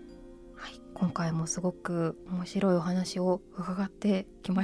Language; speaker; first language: Japanese; native; Japanese